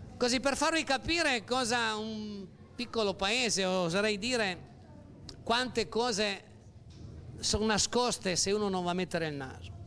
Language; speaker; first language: Italian; native; Italian